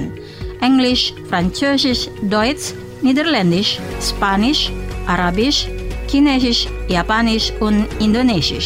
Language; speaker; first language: German; non-native, fluent; Indonesian